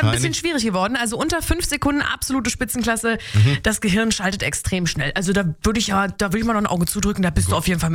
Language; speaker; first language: German; native; German